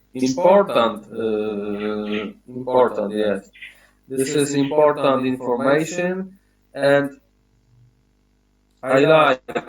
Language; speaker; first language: English; non-native, learner; Polish